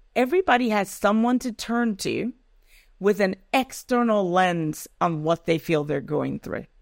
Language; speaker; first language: English; non-native, local second language; Yoruba